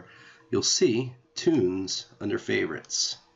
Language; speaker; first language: English; native; English